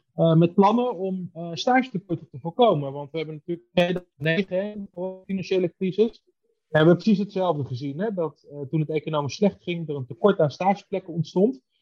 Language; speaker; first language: Dutch; native; Dutch